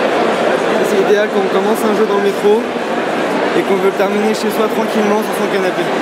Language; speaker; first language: French; native; French